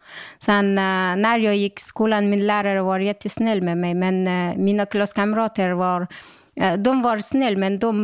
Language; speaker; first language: Swedish; non-native, local second language; Persian